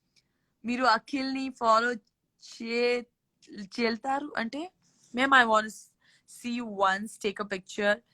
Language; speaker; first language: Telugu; non-native, learner; Gujarati